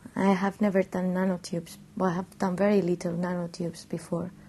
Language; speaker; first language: English; non-native, fluent; Spanish